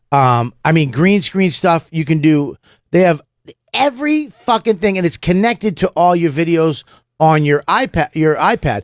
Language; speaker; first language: English; native; English